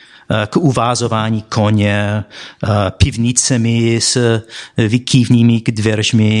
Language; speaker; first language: Czech; non-native, fluent; English